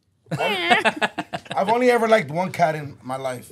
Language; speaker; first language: English; early bilingual, other home language; Spanish